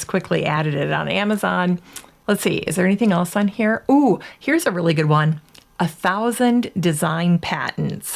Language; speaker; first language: English; native; English